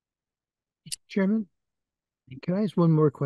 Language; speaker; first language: English; native; English